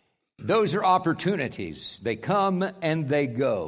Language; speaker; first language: English; native; English